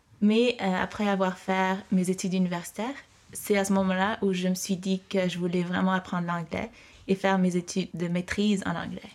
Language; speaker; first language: French; early bilingual, heritage; French